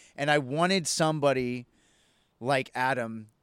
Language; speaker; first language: English; native; English